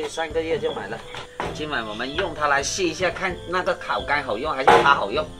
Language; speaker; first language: Chinese; native; Chinese